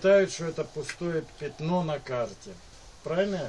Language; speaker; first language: Russian; native; Russian